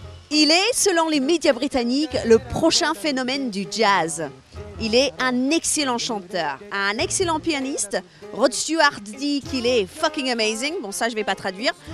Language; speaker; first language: French; non-native, fluent; English